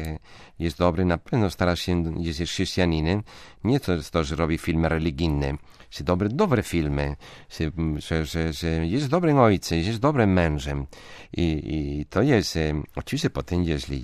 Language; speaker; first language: Polish; non-native, fluent; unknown